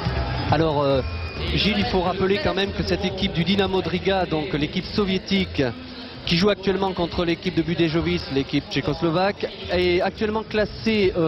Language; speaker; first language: French; native; French